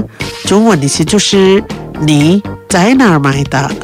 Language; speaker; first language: Chinese; non-native, fluent; Indonesian